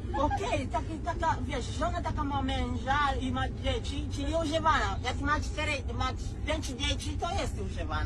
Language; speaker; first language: Polish; non-native, learner; Swahili